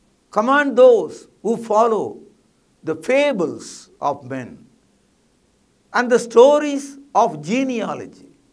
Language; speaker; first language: English; non-native, local second language; Tamil